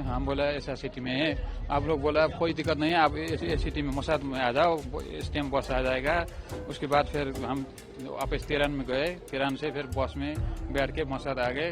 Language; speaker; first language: Hindi; non-native, fluent; Nepali